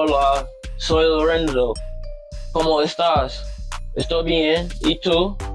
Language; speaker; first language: Spanish; non-native, learner; English